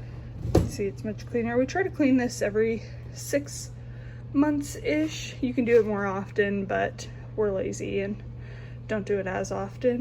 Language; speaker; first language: English; native; English